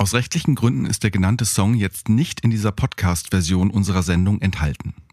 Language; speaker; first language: German; native; German